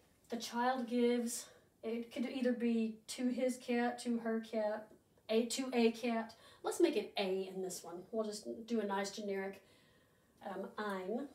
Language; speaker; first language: English; native; English